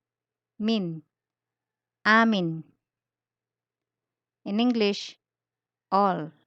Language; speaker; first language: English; non-native, local second language; Filipino